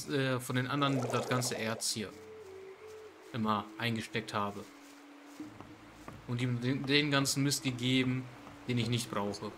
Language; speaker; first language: German; native; German